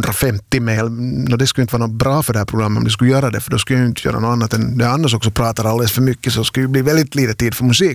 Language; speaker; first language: Swedish; native; Swedish